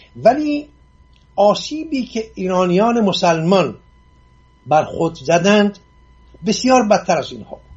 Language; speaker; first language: Persian; non-native, local second language; Assyrian Neo-Aramaic